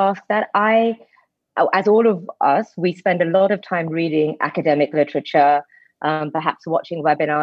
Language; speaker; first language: English; native; English